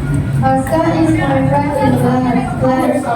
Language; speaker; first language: English; non-native, learner; Indonesian